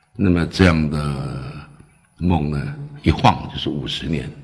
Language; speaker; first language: Chinese; early bilingual, other home language; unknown